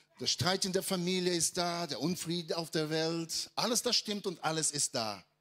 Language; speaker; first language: German; non-native, fluent; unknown